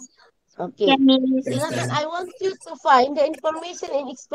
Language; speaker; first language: English; non-native, learner; Indonesian